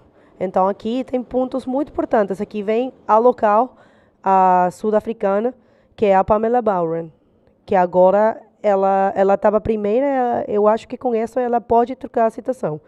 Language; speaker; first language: Portuguese; non-native, fluent; Spanish